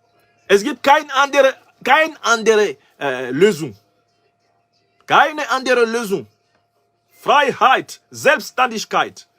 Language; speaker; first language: German; non-native, learner; French